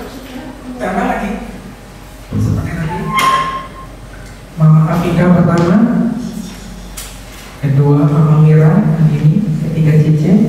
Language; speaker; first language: Indonesian; native; Indonesian